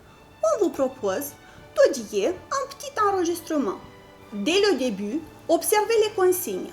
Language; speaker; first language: French; non-native, fluent; Romanian